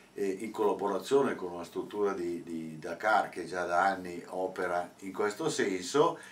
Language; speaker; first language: Italian; native; Italian